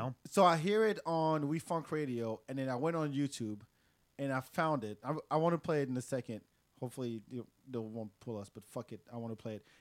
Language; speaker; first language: English; non-native, fluent; French